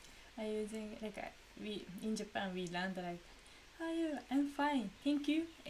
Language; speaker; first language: English; non-native, learner; Japanese